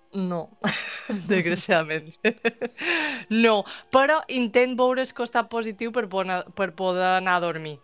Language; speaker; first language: Catalan; native; Catalan